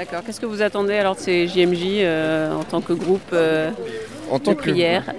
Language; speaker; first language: French; native; French